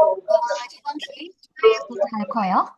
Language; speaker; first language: Korean; non-native, learner; Indonesian